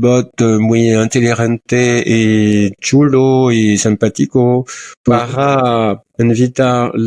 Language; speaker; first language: Spanish; non-native, learner; French